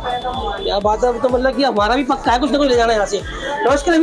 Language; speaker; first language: Hindi; native; Hindi